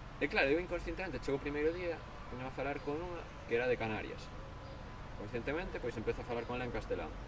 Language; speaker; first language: Galician; native; Galician